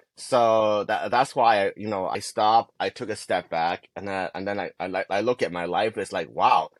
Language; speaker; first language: English; non-native, local second language; Cantonese